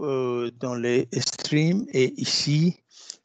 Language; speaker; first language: French; non-native, fluent; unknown